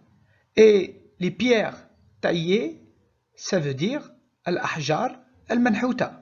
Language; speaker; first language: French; non-native, local second language; Arabic